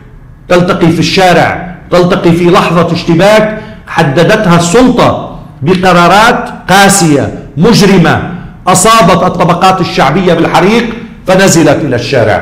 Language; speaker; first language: Arabic; native; Arabic